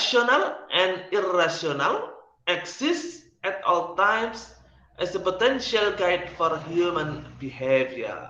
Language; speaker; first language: English; non-native, learner; Indonesian